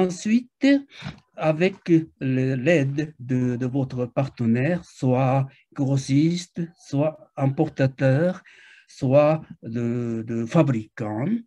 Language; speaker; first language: French; non-native, fluent; Japanese